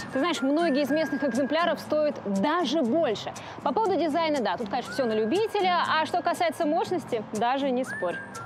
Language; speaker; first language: Russian; native; Russian